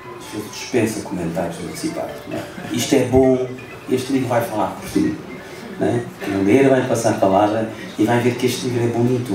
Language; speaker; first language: Portuguese; non-native, local second language; Upper Guinea Crioulo